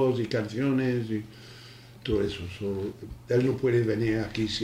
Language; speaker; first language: Spanish; non-native, learner; English